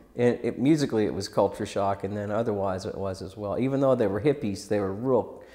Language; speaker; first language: English; native; English